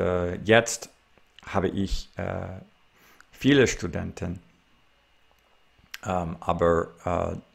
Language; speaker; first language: German; non-native, learner; English